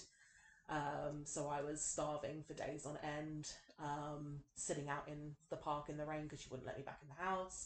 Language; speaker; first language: English; native; English